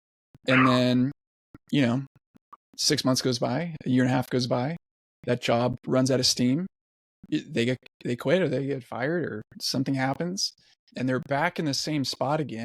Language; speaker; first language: English; native; English